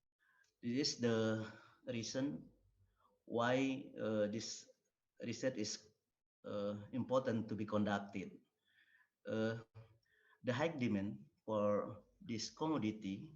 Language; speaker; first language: English; non-native, learner; Indonesian